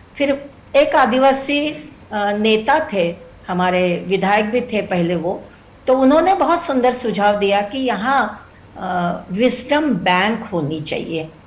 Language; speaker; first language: Hindi; non-native, local second language; Telugu